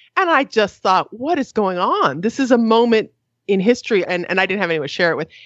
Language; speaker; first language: English; native; English